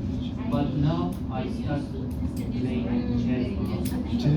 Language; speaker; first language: English; non-native, learner; Arabic